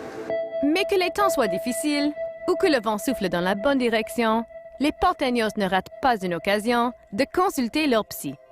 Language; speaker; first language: French; native; French